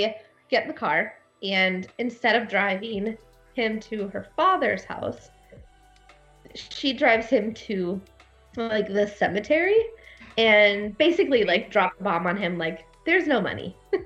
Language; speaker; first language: English; native; English